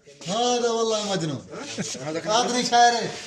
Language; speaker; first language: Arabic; non-native, learner; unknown